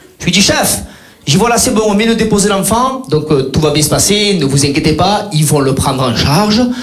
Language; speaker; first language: French; native; French